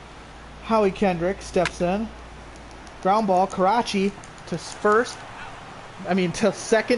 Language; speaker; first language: English; native; English